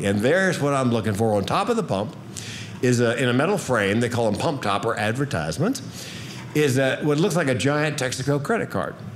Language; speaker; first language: English; native; English